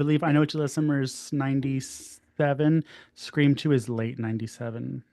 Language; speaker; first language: English; native; English